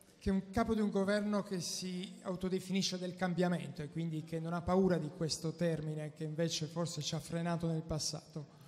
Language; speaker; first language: Italian; native; Italian